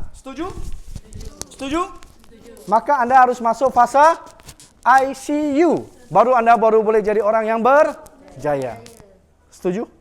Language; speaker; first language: Malay; non-native, local second language; Chinese